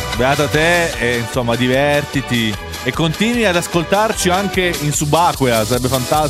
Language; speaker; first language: Italian; native; Italian